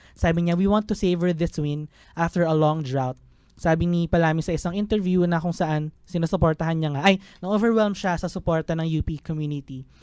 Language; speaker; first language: Filipino; native; Filipino